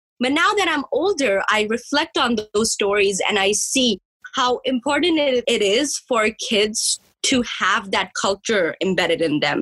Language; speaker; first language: English; early bilingual, other home language; Punjabi